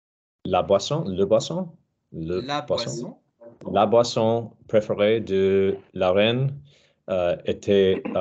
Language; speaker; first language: French; non-native, learner; English